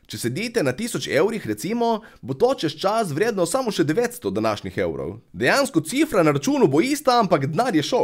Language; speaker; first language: Slovenian; native; Slovenian